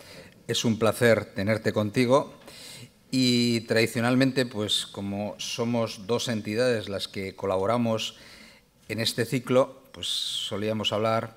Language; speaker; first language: Spanish; native; Spanish